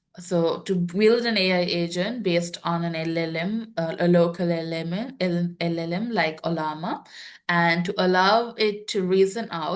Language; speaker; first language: English; non-native, local second language; Sinhala